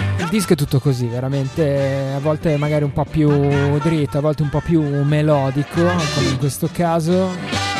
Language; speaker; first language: Italian; native; Italian